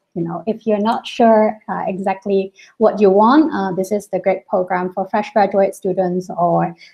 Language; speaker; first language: English; non-native, local second language; Cantonese